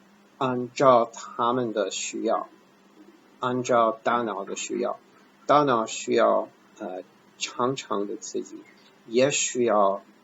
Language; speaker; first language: Chinese; non-native, fluent; English